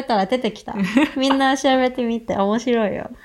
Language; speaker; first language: Japanese; non-native, fluent; Cantonese